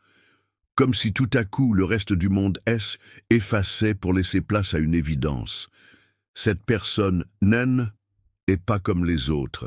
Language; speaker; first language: French; native; French